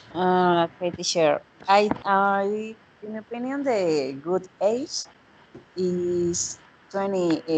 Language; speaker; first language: English; non-native, learner; Spanish